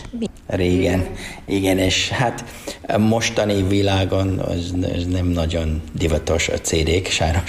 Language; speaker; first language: Hungarian; non-native, learner; English